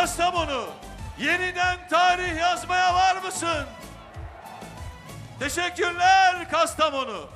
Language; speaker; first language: Turkish; native; Turkish